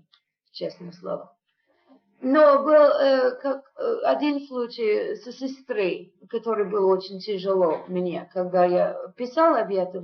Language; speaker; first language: Russian; non-native, fluent; English